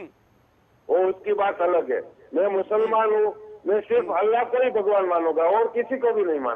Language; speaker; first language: Hindi; non-native, local second language; Gujarati